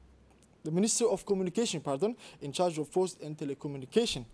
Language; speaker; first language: English; non-native, fluent; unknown